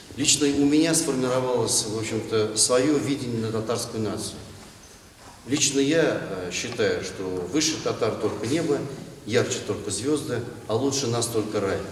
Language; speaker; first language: Russian; non-native, local second language; Tatar